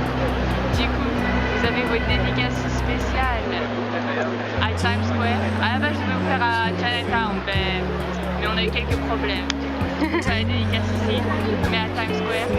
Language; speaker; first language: French; native; French